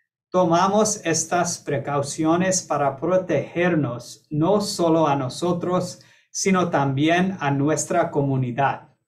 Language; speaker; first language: Spanish; non-native, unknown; English